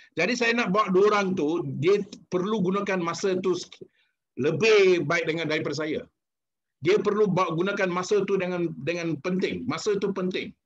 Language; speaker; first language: Malay; non-native, local second language; Tamil